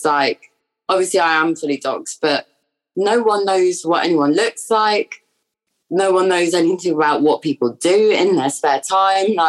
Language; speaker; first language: English; native; English